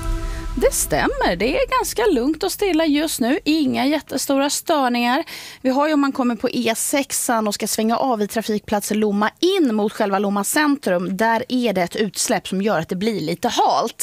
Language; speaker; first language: Swedish; native; Swedish